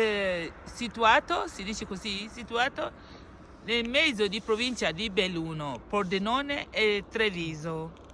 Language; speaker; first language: Italian; non-native, learner; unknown